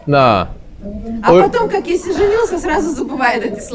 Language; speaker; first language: Russian; native; Russian